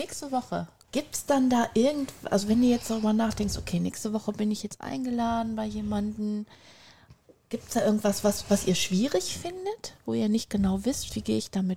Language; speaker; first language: German; native; German